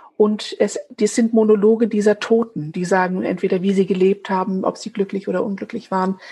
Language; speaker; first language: German; native; German